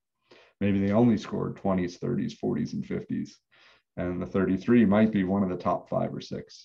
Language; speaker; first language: English; native; English